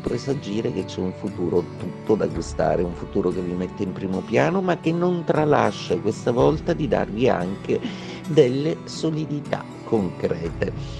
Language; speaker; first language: Italian; native; Italian